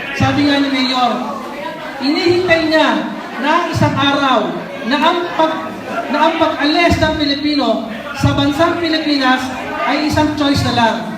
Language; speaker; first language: Filipino; non-native, local second language; Cebuano